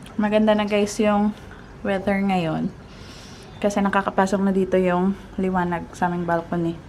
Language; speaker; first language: Filipino; non-native, local second language; Hiligaynon